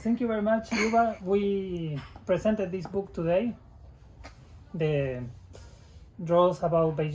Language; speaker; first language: English; non-native, learner; Spanish